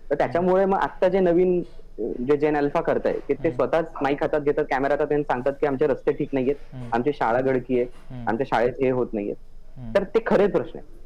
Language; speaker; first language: Marathi; native; Marathi